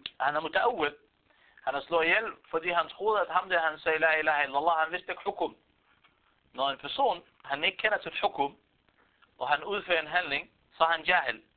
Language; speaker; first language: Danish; non-native, fluent; Arabic